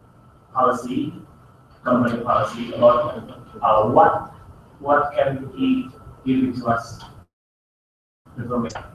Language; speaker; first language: English; non-native, learner; Indonesian